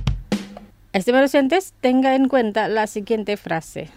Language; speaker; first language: Spanish; non-native, fluent; Indonesian